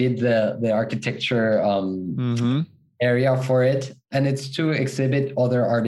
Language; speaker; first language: English; non-native, fluent; Spanish